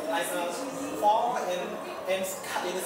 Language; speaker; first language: English; non-native, learner; Indonesian